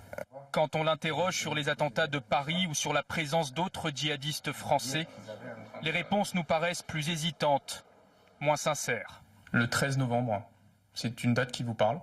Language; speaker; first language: French; native; French